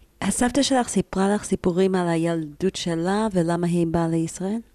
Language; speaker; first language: Hebrew; native; Hebrew